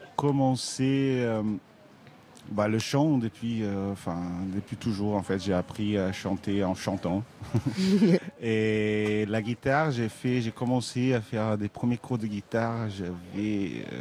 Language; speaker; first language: French; non-native, fluent; Portuguese